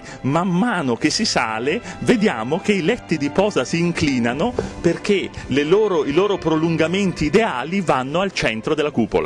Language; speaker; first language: Italian; native; Italian